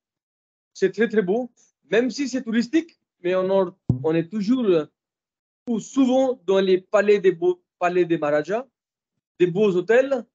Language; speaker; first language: French; non-native, fluent; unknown